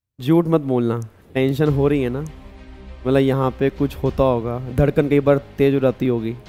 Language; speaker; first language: Hindi; native; Hindi